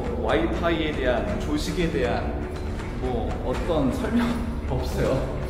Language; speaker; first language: Korean; native; Korean